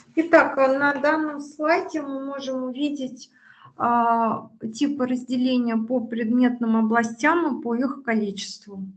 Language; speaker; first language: Russian; native; Russian